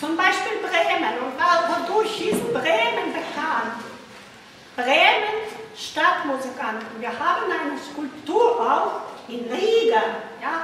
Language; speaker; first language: German; non-native, fluent; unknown